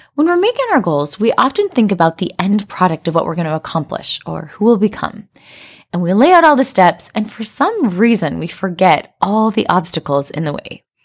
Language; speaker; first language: English; native; English